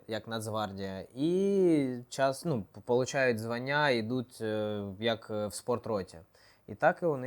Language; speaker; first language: Ukrainian; non-native, local second language; Russian